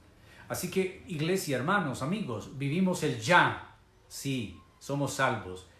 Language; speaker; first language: Spanish; native; Spanish